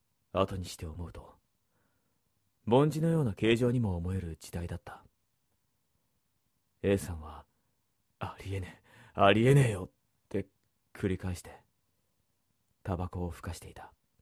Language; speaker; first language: Japanese; native; Japanese